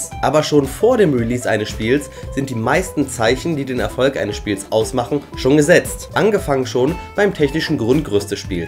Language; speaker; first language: German; native; German